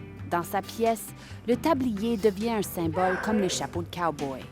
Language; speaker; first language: French; native; French